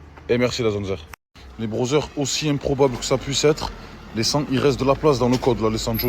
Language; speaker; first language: French; native; French